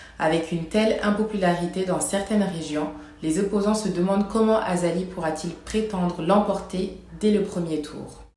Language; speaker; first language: French; non-native, local second language; Ngazidja Comorian